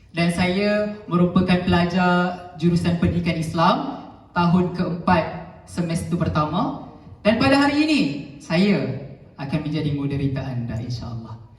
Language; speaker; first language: Malay; native; Malay